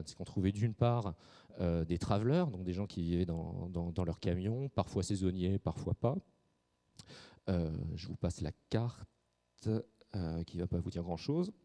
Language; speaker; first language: French; native; French